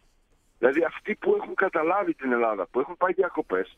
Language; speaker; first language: Greek; early bilingual, heritage; Greek